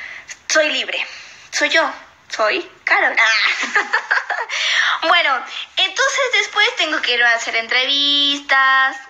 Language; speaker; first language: Spanish; native; Spanish